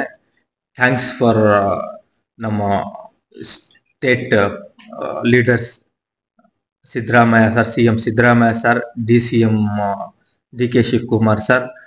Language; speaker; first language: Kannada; non-native, local second language; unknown